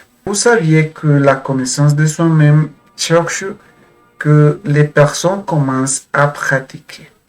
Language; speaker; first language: French; non-native, fluent; Spanish